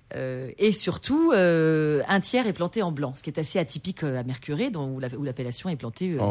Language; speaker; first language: French; native; French